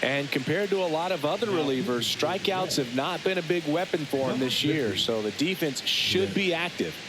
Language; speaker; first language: English; native; English